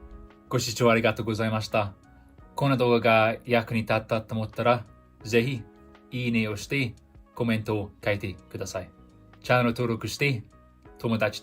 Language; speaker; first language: Japanese; non-native, fluent; English